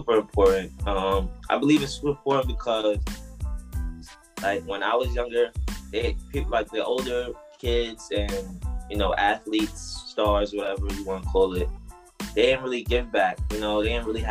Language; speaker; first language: English; native; English